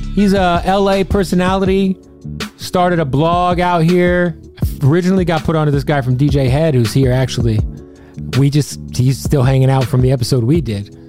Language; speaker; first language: English; native; English